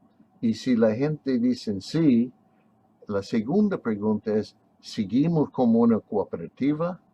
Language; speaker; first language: Spanish; non-native, fluent; English